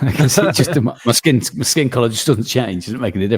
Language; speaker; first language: English; native; English